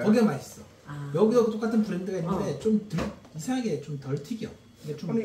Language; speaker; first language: Korean; native; Korean